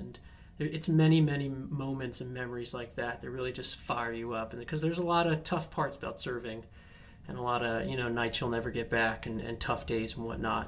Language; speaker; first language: English; native; English